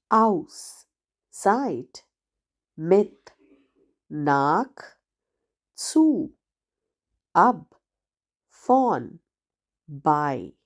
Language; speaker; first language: German; non-native, fluent; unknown